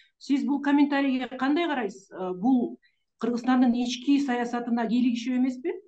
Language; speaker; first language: Kyrgyz; native; Kyrgyz